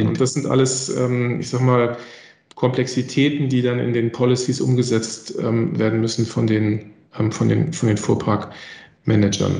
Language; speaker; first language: German; native; German